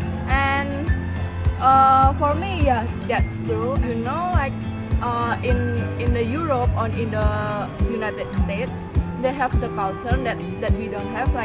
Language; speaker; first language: English; non-native, learner; Indonesian